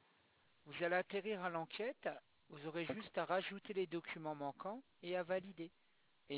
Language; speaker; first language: French; native; French